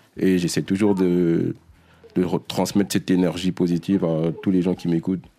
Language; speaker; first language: French; early bilingual, other home language; Lingala